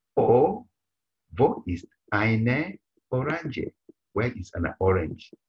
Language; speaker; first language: English; non-native, local second language; Bemba